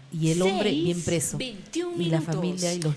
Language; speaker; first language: Spanish; native; Spanish